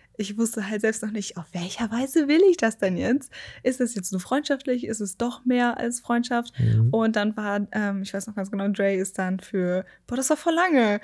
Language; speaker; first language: German; native; German